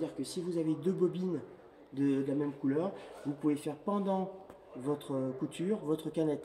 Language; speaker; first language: French; native; French